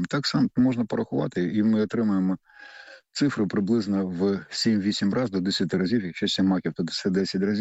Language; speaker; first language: Ukrainian; native; Ukrainian